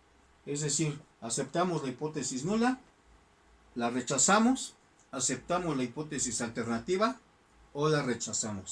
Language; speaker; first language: Spanish; native; Spanish